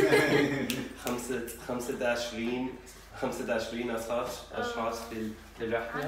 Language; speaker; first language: Arabic; non-native, learner; English